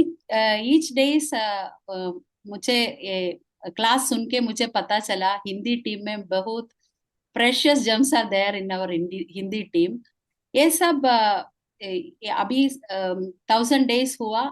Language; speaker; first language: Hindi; non-native, local second language; Malayalam